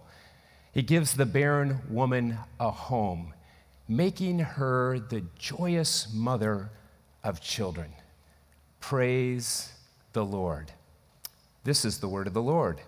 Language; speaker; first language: English; native; English